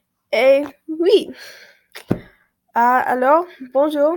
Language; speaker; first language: French; non-native, learner; English